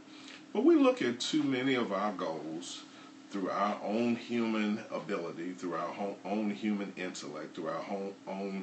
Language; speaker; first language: English; native; English